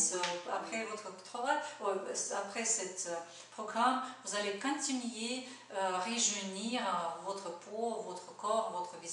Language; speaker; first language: French; non-native, fluent; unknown